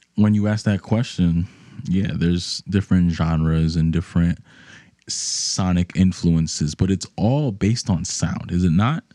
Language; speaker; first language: English; native; English